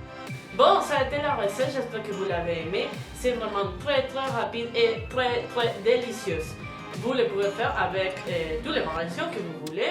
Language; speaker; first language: French; non-native, fluent; Spanish